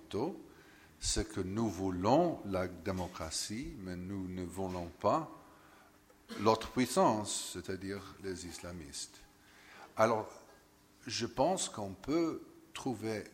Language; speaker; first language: French; non-native, fluent; English